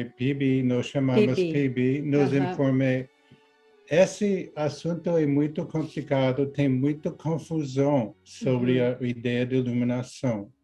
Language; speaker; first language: Portuguese; non-native, learner; English